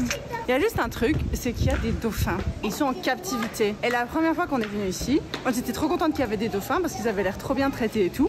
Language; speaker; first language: French; native; French